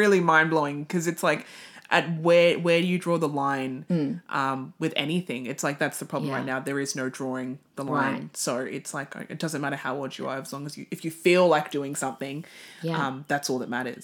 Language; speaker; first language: English; native; English